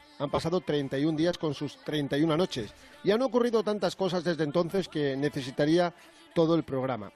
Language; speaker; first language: Spanish; native; Spanish